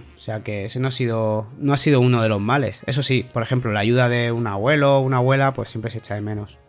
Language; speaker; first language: Spanish; native; Spanish